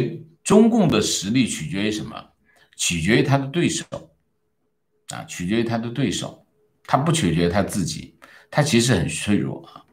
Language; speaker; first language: Chinese; native; Chinese